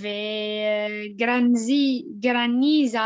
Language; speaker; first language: Spanish; non-native, learner; French